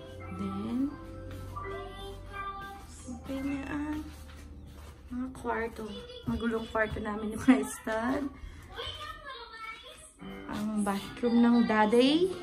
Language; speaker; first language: Filipino; native; Filipino